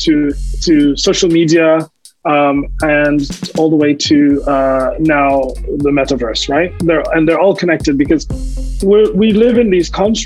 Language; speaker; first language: English; native; English